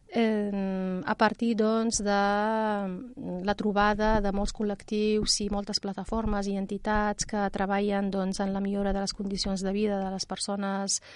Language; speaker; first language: Catalan; non-native, fluent; Riffian